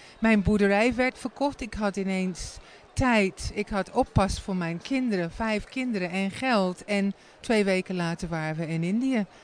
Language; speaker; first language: Dutch; non-native, fluent; English